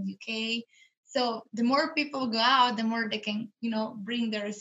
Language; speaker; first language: English; non-native, fluent; Italian